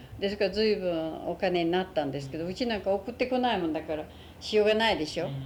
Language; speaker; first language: Japanese; native; Japanese